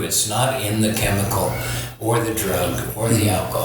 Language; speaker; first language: English; native; English